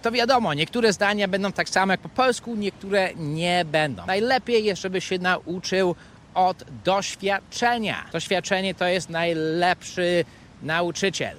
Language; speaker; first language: Polish; early bilingual, heritage; Polish